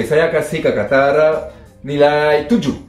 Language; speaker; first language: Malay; non-native, learner; French